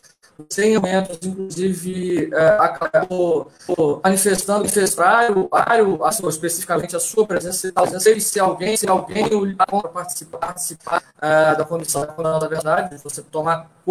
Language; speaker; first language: Portuguese; native; Portuguese